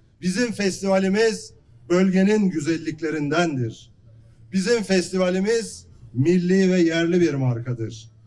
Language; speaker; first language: Turkish; native; Turkish